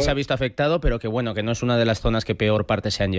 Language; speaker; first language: Spanish; native; Spanish